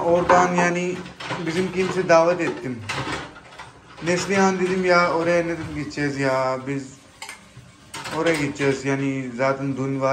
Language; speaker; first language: Turkish; non-native, learner; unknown